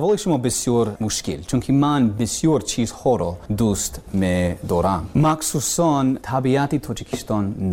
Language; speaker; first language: Persian; non-native, learner; English